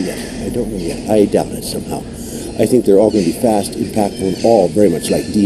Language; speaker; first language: English; native; English